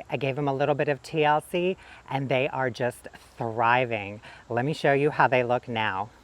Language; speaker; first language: English; native; English